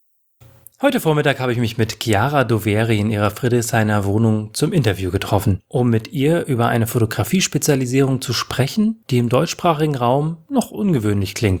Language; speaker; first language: German; native; German